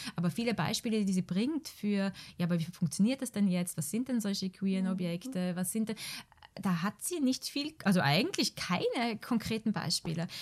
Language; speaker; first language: German; native; German